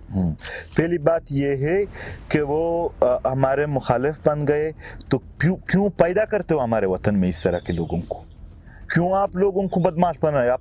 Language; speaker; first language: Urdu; non-native, local second language; Pashto